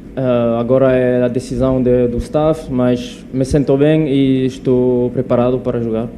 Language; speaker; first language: Portuguese; non-native, learner; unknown